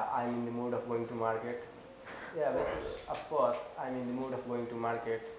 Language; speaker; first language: English; non-native, learner; Hindi